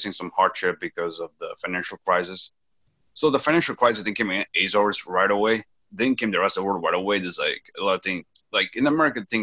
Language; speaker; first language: English; non-native, fluent; Portuguese